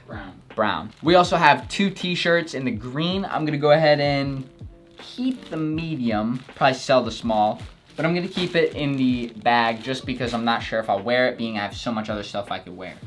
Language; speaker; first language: English; native; English